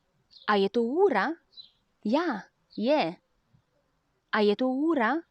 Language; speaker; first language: Slovenian; non-native, learner; Chinese